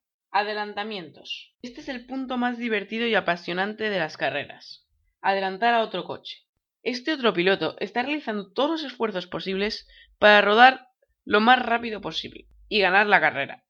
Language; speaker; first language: Spanish; native; Spanish